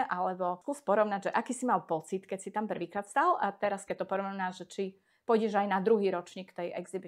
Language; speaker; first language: Slovak; native; Slovak